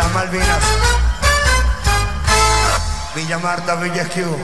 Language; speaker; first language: Spanish; native; Spanish